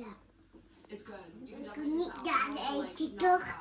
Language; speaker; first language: Dutch; early bilingual, other home language; Filipino